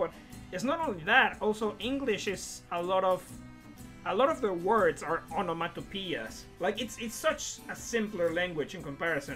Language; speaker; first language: English; non-native, fluent; Spanish